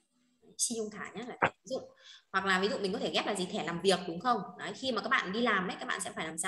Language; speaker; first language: Vietnamese; native; Vietnamese